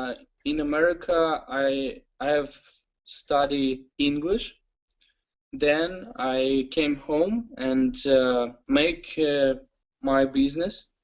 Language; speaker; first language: English; non-native, learner; Ukrainian